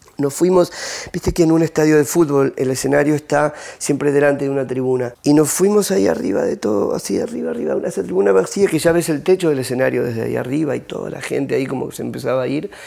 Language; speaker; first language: Spanish; native; Spanish